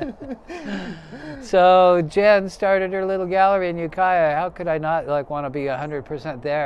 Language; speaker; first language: English; native; English